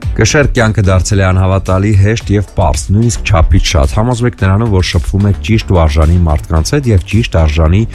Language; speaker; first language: Armenian; native; Armenian